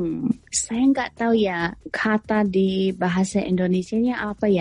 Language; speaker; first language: Indonesian; non-native, fluent; English